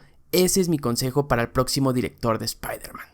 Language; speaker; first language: Spanish; native; Spanish